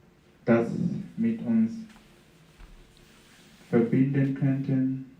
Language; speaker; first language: German; non-native, fluent; Sinhala